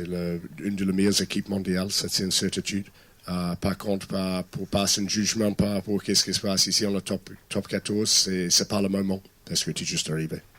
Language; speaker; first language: French; non-native, fluent; English